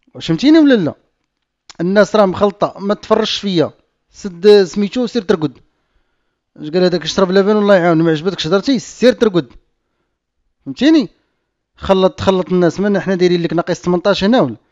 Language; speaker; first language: Arabic; native; Arabic